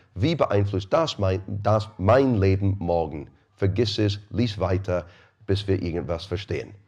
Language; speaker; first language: German; non-native, fluent; English